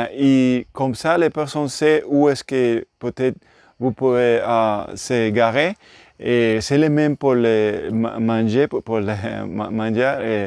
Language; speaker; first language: French; non-native, learner; English